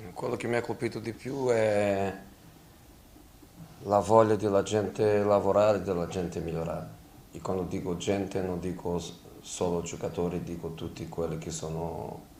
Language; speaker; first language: Italian; non-native, fluent; Portuguese